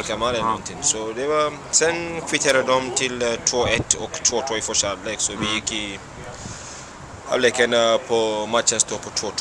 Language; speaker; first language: Swedish; non-native, fluent; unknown